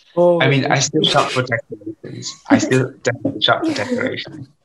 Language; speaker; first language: English; non-native, fluent; Vietnamese